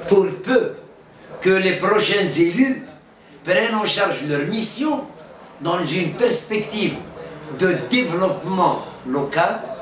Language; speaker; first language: French; non-native, local second language; Arabic